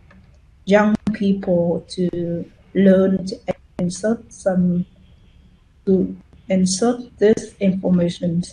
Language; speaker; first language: English; non-native, learner; Vietnamese